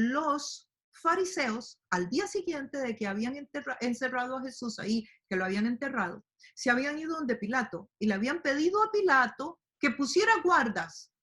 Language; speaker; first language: Spanish; native; Spanish